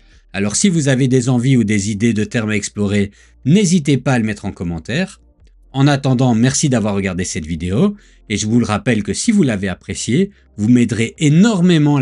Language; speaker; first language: French; native; French